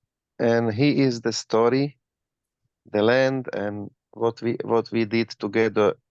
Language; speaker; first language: English; non-native, learner; Slovak